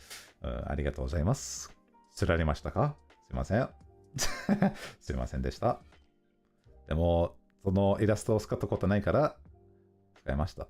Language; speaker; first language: Japanese; non-native, learner; English